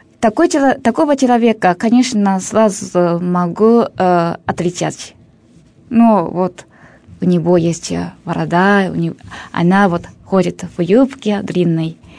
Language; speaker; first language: Russian; non-native, fluent; Japanese